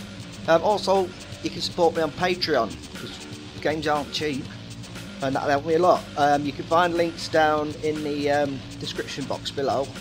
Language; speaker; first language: English; native; English